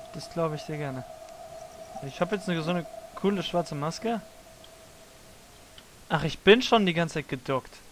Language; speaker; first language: German; native; German